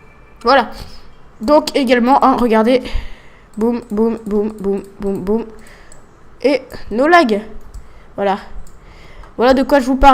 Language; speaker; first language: French; native; French